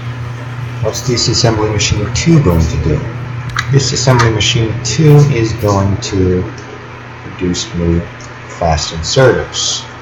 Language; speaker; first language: English; native; English